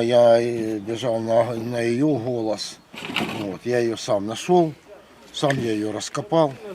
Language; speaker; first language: Russian; native; Russian